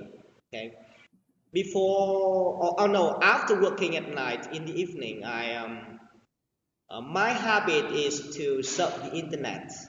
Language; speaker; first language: English; non-native, learner; Vietnamese